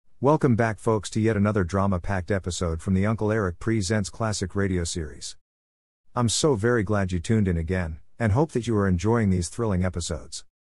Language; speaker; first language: English; native; English